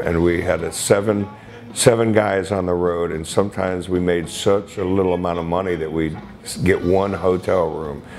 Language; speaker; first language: English; native; English